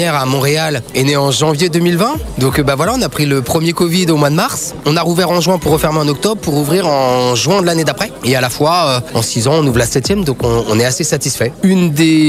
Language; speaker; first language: French; native; French